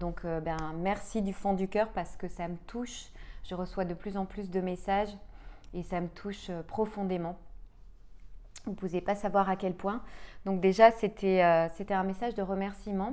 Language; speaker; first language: French; native; French